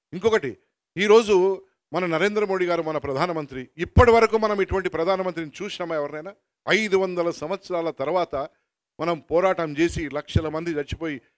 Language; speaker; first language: Telugu; native; Telugu